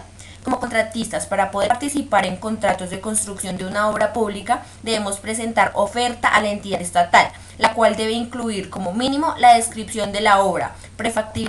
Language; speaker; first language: Spanish; native; Spanish